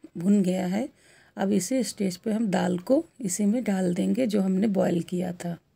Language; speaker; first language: Hindi; native; Hindi